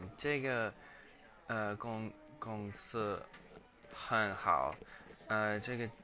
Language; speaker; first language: Chinese; non-native, learner; English